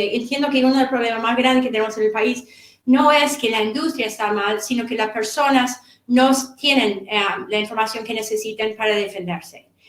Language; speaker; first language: Spanish; non-native, fluent; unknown